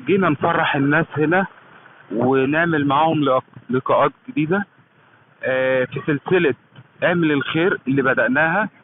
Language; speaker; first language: Arabic; native; Arabic